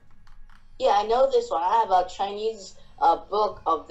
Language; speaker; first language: English; non-native, fluent; Chinese